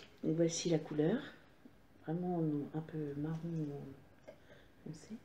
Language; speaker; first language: French; native; French